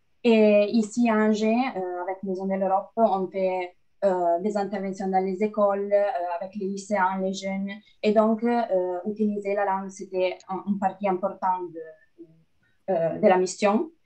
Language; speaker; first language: French; non-native, fluent; Italian